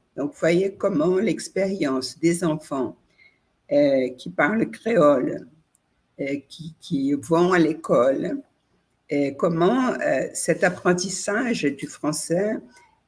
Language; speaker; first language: French; non-native, fluent; Portuguese